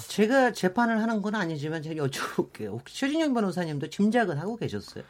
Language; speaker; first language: Korean; native; Korean